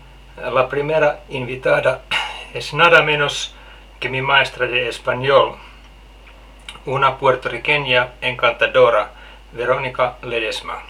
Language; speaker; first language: Spanish; non-native, learner; Finnish